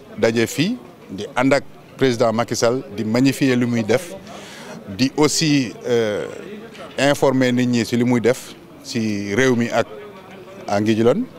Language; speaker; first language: Wolof; non-native, local second language; Fula